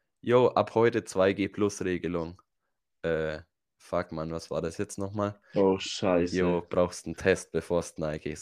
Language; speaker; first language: German; native; German